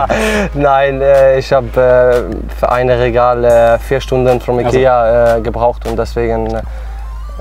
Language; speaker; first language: German; non-native, fluent; Swedish